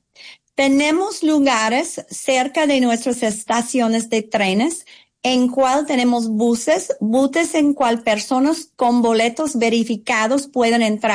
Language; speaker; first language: Spanish; non-native, fluent; English